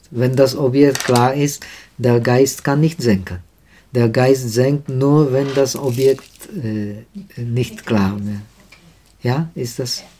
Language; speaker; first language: German; non-native, fluent; Czech